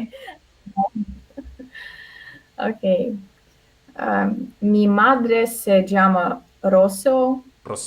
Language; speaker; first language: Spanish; non-native, learner; Russian